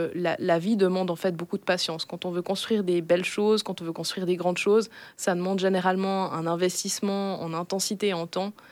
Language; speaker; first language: French; native; French